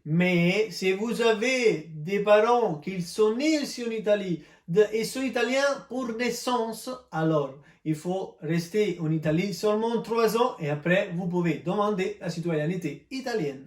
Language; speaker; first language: French; non-native, fluent; Italian